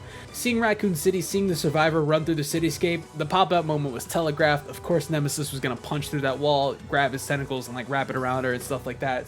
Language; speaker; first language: English; native; English